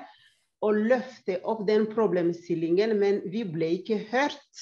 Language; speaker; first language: Swedish; non-native, fluent; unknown